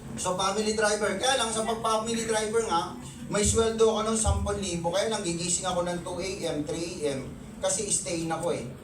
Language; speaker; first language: Filipino; non-native, local second language; Cebuano